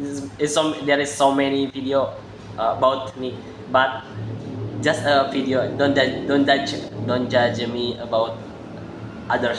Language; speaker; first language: English; non-native, learner; Indonesian